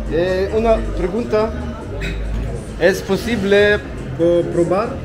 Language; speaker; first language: Spanish; non-native, learner; German